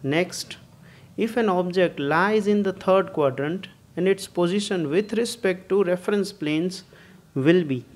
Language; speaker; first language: English; non-native, local second language; Gujarati